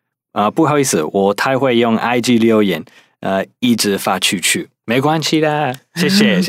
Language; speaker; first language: Chinese; non-native, fluent; English